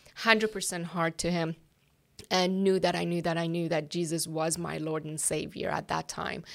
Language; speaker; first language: English; non-native, fluent; Persian